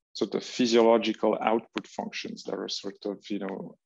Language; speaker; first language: English; non-native, fluent; French